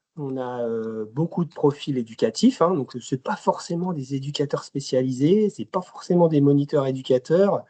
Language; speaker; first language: French; native; French